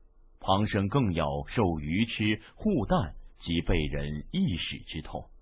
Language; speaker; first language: Chinese; native; Chinese